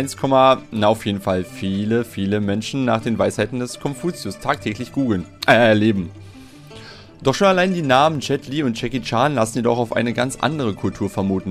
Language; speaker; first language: German; native; German